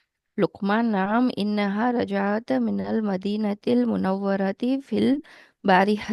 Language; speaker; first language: Arabic; non-native, learner; Urdu